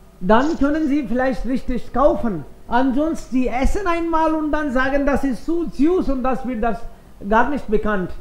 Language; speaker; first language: German; non-native, fluent; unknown